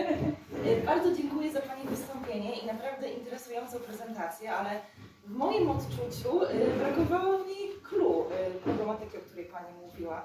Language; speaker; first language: Polish; native; Polish